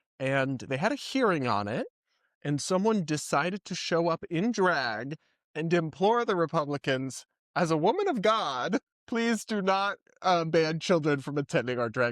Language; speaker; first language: English; native; English